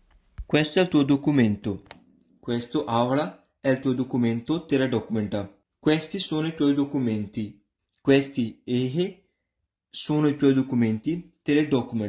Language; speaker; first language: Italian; non-native, fluent; Punjabi